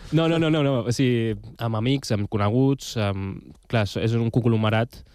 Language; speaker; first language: Catalan; non-native, local second language; Spanish